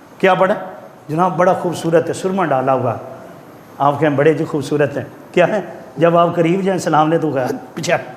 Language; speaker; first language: Urdu; non-native, local second language; Punjabi